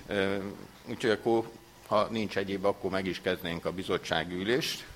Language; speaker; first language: Hungarian; native; Hungarian